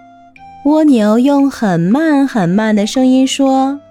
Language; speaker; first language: Chinese; native; Chinese